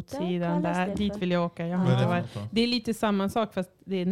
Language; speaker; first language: Swedish; native; Swedish